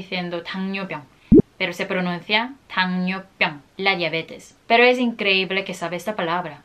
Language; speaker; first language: Spanish; non-native, fluent; Korean